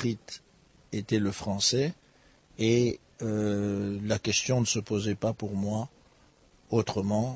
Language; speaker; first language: French; non-native, local second language; Lingala